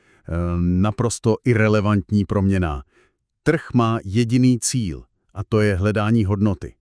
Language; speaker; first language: Czech; native; Czech